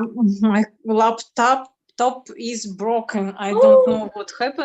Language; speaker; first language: English; non-native, learner; Russian